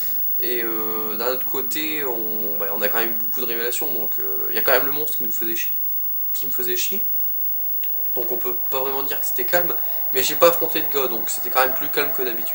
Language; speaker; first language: French; native; French